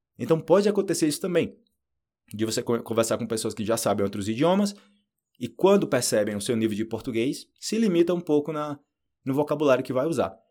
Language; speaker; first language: Portuguese; native; Portuguese